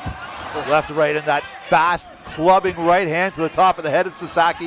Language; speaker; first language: English; native; English